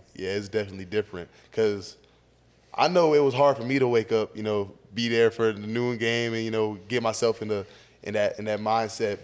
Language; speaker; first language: English; native; English